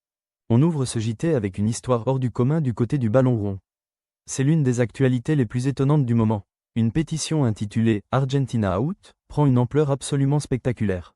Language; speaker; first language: French; native; French